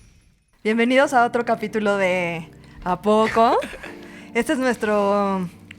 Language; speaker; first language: Spanish; native; Spanish